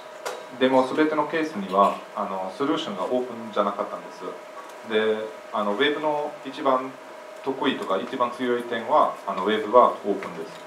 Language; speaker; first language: Japanese; non-native, fluent; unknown